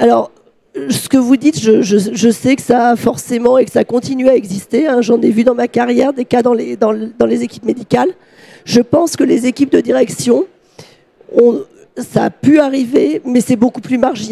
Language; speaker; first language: French; native; French